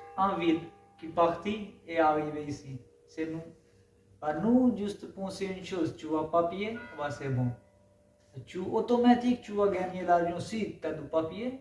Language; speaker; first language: French; non-native, learner; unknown